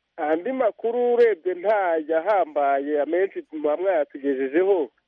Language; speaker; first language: Kinyarwanda; native; Kinyarwanda